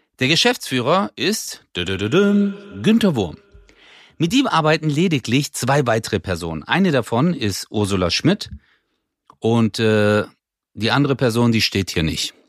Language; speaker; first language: German; early bilingual, other home language; Turkish